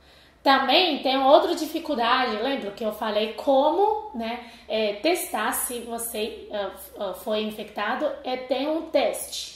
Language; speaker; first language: Portuguese; non-native, fluent; Chinese